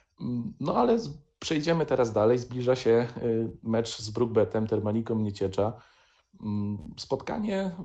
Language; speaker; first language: Polish; native; Polish